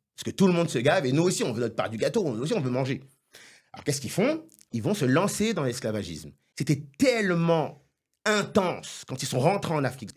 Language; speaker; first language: French; non-native, local second language; Haitian Creole